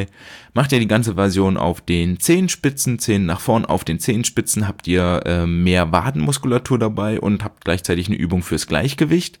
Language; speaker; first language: German; native; German